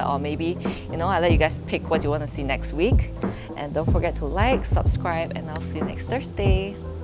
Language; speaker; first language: English; non-native, local second language; Chinese